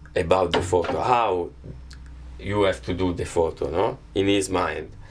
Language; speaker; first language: English; non-native, fluent; Italian